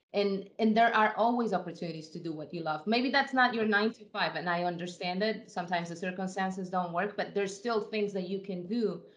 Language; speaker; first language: English; non-native, fluent; Spanish